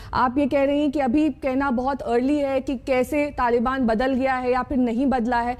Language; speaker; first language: Hindi; native; Hindi